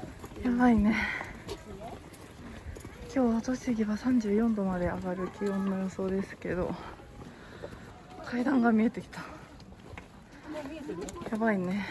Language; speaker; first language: Japanese; native; Japanese